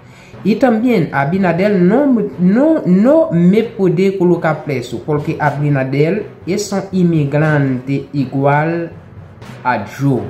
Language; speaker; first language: Spanish; non-native, local second language; Haitian Creole